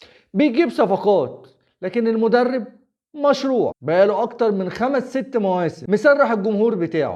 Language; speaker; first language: Arabic; native; Arabic